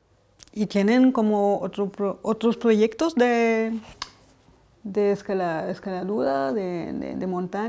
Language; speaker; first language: Spanish; non-native, fluent; French